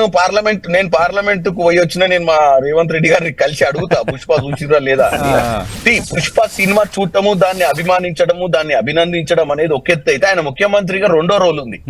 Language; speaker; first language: Telugu; native; Telugu